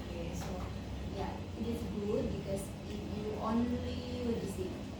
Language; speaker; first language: English; non-native, fluent; Indonesian